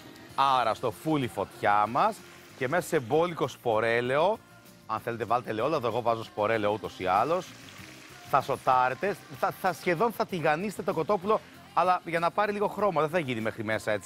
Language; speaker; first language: Greek; native; Greek